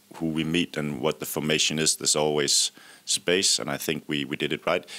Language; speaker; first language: English; non-native, fluent; Danish